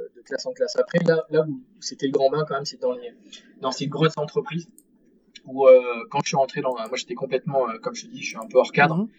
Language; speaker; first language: French; native; French